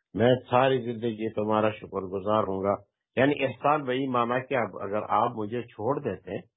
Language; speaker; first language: Urdu; non-native, local second language; Pashto